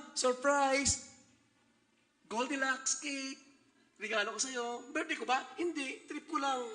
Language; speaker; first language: Filipino; non-native, local second language; Hiligaynon